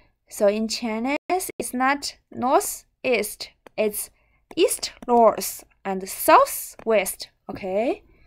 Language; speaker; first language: English; non-native, fluent; Chinese